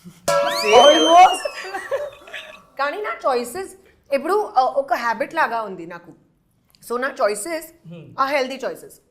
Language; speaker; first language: Telugu; non-native, learner; Hindi